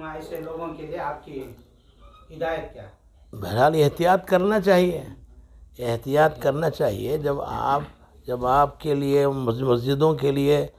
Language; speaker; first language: Hindi; non-native, local second language; Urdu